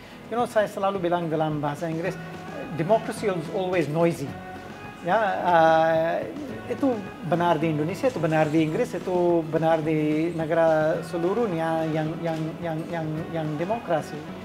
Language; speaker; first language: Indonesian; non-native, fluent; English